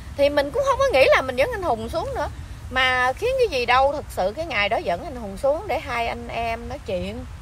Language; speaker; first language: Vietnamese; native; Vietnamese